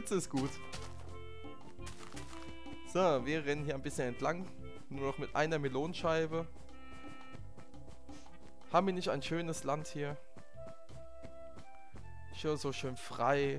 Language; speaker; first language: German; native; German